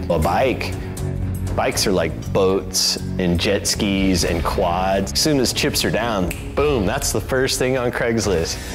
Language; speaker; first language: English; native; English